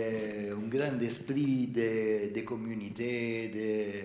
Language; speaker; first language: French; non-native, fluent; Italian